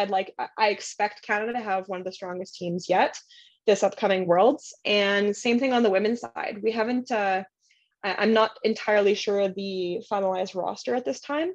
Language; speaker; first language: English; native; English